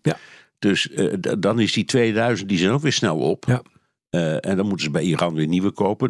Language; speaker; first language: Dutch; native; Dutch